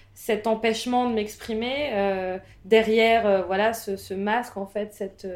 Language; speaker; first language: French; native; French